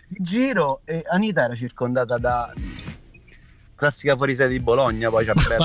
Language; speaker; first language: Italian; native; Italian